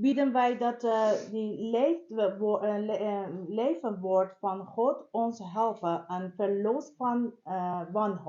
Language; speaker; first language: Dutch; non-native, learner; Persian